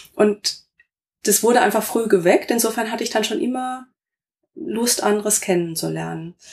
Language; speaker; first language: German; native; German